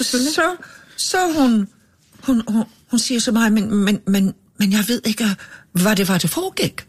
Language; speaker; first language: Danish; non-native, fluent; English